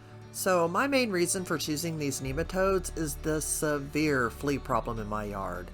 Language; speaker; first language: English; native; English